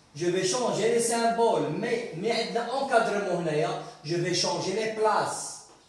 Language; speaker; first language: French; non-native, local second language; Arabic